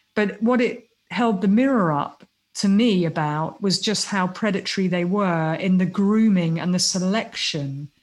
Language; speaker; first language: English; native; English